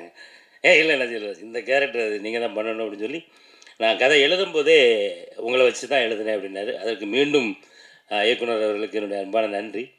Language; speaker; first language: Tamil; native; Tamil